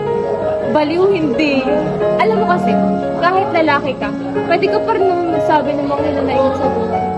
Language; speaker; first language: Filipino; native; Filipino